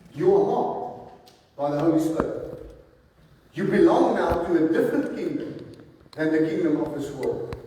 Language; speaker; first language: English; non-native, local second language; Afrikaans